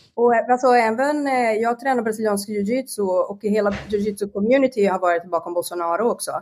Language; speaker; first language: Swedish; non-native, fluent; Portuguese